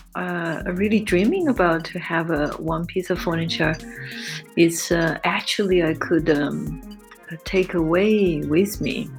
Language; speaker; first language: English; non-native, fluent; Chinese